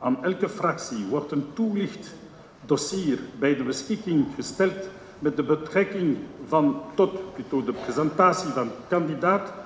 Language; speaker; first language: Dutch; non-native, local second language; French